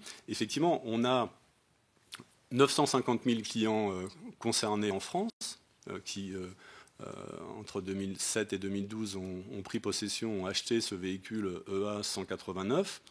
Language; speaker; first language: French; native; French